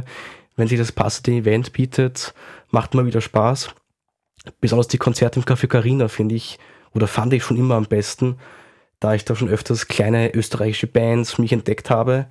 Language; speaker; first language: German; native; German